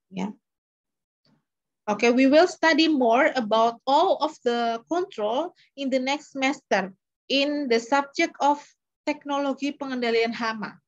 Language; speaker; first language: English; non-native, learner; Indonesian